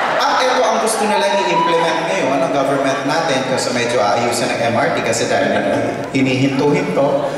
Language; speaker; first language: Filipino; native; Filipino